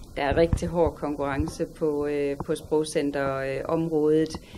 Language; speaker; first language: Danish; native; Danish